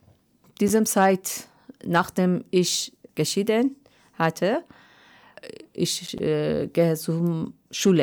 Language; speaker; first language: German; non-native, learner; Persian